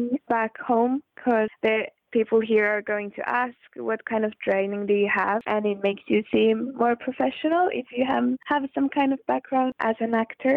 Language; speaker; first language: English; non-native, fluent; Finnish